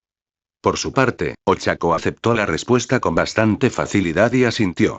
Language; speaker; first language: Spanish; native; Spanish